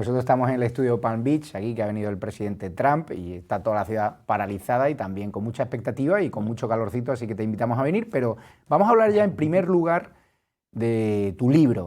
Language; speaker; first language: Spanish; native; Spanish